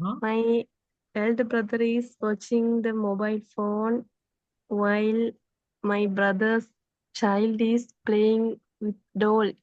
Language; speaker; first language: English; non-native, learner; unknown